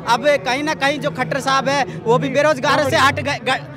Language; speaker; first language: Hindi; native; Hindi